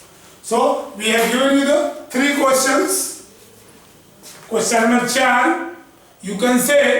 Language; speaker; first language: English; non-native, local second language; Hindi